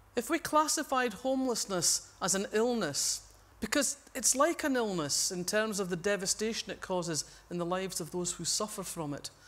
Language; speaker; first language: English; native; English